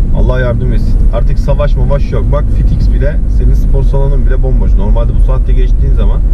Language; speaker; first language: Turkish; native; Turkish